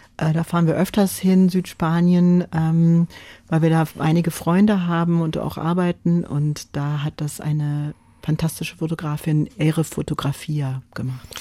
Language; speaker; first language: German; non-native, fluent; English